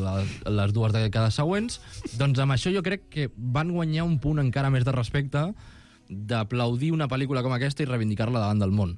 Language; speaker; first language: Catalan; native; Catalan